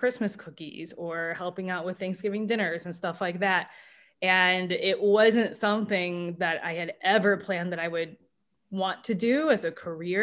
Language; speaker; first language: English; native; English